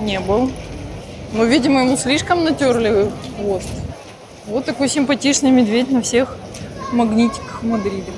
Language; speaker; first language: Russian; native; Russian